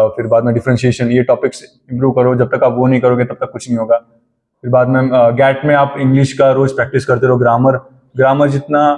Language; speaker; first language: Hindi; non-native, local second language; Marathi